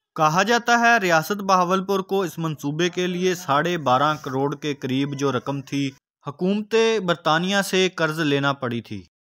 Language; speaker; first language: Urdu; non-native, local second language; Punjabi